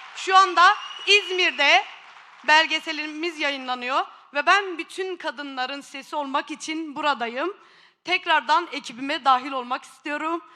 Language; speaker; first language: Turkish; native; Turkish